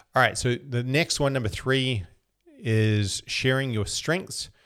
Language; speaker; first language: English; native; English